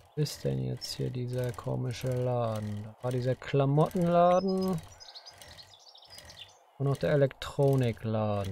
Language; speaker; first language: German; native; German